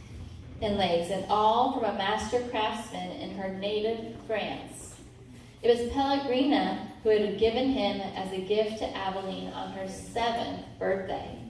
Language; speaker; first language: English; native; English